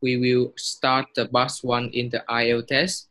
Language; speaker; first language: English; non-native, learner; Vietnamese